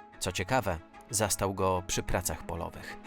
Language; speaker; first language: Polish; native; Polish